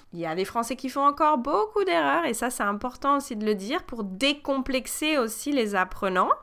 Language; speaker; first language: French; native; French